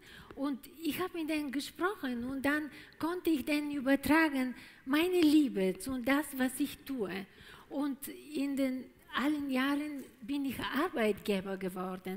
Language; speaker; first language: German; non-native, fluent; Bulgarian